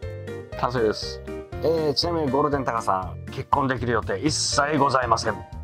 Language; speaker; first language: Japanese; native; Japanese